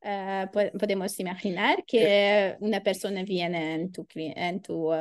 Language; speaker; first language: Spanish; non-native, learner; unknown